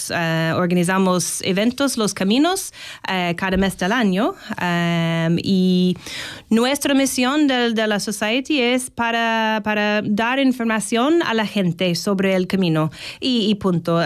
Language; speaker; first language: Spanish; non-native, fluent; English